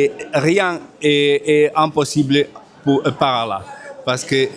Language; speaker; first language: French; non-native, fluent; Spanish